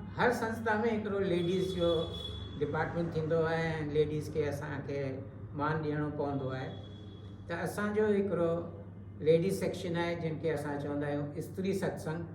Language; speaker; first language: Sindhi; early bilingual, heritage; Sindhi